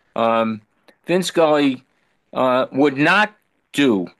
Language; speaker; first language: English; native; English